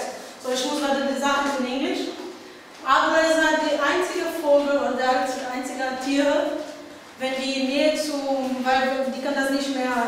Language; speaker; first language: German; non-native, learner; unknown